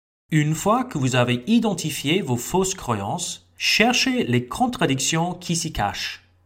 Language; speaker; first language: French; non-native, fluent; English